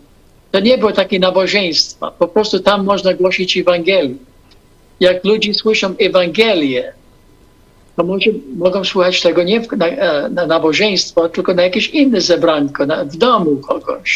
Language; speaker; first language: Polish; non-native, fluent; English